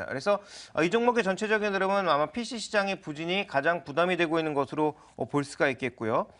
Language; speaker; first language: Korean; native; Korean